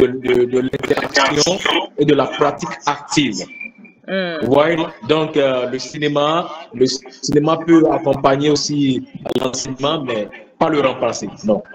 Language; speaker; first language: French; non-native, fluent; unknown